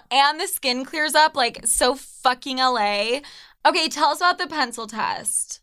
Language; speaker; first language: English; native; English